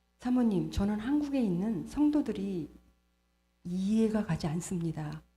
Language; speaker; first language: Korean; native; Korean